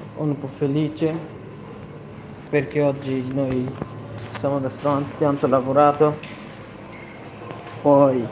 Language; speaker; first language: Italian; non-native, learner; Bangla